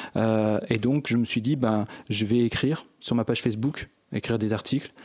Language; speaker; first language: French; native; French